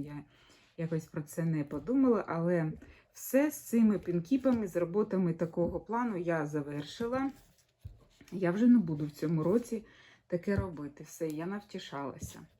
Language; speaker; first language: Ukrainian; non-native, local second language; Russian